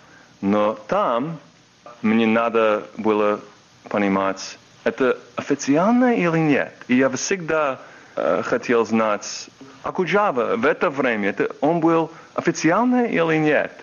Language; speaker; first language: Russian; non-native, learner; English